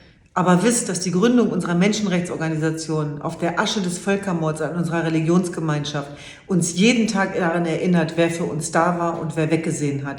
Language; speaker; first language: German; early bilingual, other home language; Kurdish